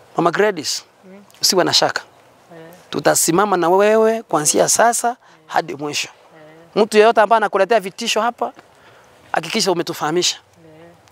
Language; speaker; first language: Swahili; non-native, local second language; Gusii